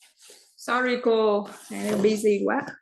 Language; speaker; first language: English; non-native, learner; Vietnamese